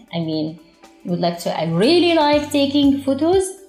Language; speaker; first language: English; non-native, fluent; Arabic